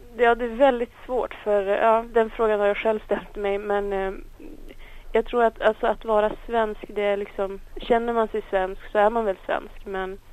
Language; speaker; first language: Swedish; early bilingual, other home language; Tigrinya